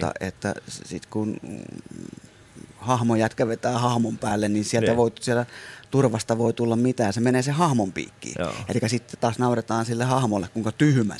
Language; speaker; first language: Finnish; native; Finnish